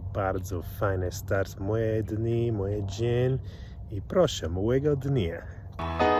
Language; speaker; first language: Polish; non-native, learner; English